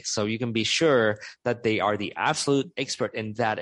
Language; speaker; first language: English; non-native, local second language; Cantonese